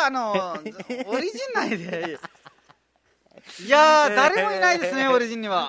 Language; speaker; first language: Japanese; non-native, fluent; Nepali